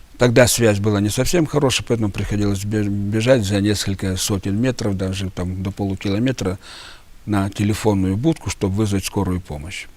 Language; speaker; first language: Russian; native; Russian